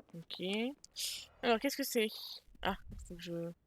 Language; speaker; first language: French; native; French